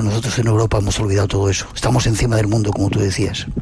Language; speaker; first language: Spanish; native; Spanish